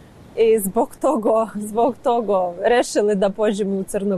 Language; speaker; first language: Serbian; non-native, learner; Ukrainian